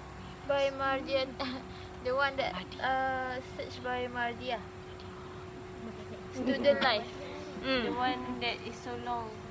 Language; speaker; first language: English; non-native, learner; Malay